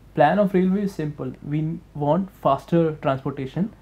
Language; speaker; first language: English; non-native, local second language; Hindi